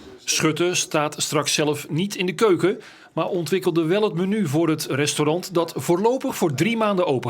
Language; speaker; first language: Dutch; native; Dutch